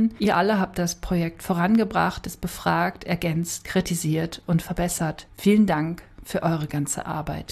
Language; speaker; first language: German; native; German